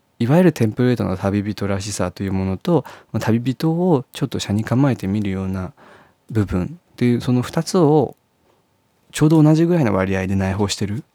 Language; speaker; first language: Japanese; native; Japanese